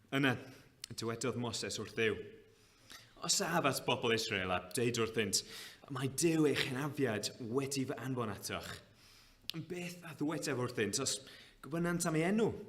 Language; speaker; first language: Welsh; native; Welsh